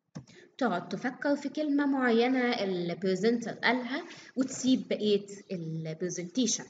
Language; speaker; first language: Arabic; native; Arabic